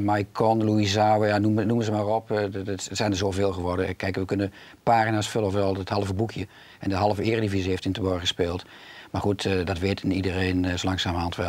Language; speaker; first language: Dutch; native; Dutch